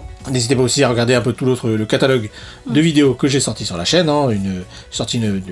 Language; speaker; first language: French; native; French